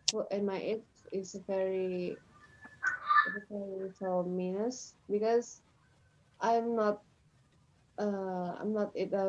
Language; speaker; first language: English; non-native, learner; Indonesian